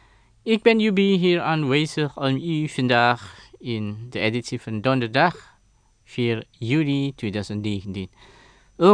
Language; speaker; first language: Dutch; non-native, learner; Indonesian